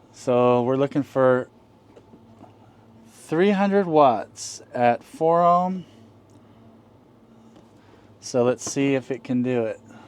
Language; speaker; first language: English; native; English